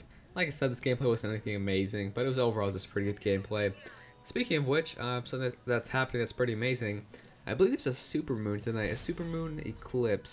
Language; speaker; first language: English; native; English